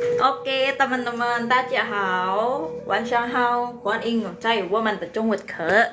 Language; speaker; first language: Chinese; non-native, fluent; Indonesian